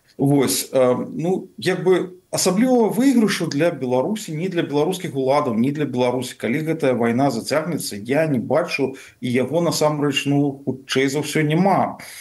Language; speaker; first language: Belarusian; non-native, local second language; Russian